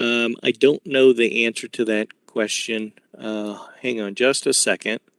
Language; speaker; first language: English; native; English